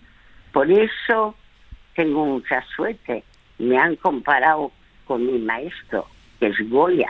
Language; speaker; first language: Spanish; early bilingual, other home language; French